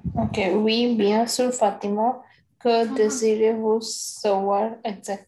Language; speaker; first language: French; non-native, learner; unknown